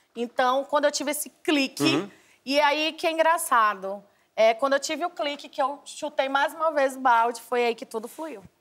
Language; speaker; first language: Portuguese; native; Portuguese